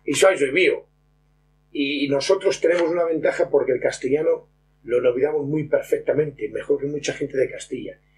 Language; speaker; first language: Spanish; non-native, local second language; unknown